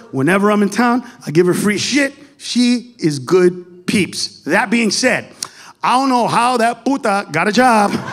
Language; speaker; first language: English; early bilingual, other home language; Spanish